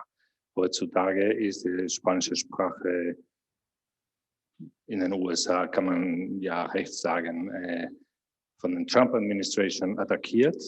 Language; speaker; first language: German; non-native, fluent; Spanish